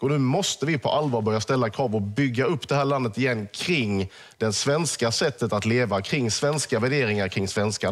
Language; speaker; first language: Swedish; native; Swedish